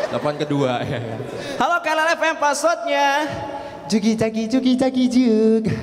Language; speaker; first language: Indonesian; native; Indonesian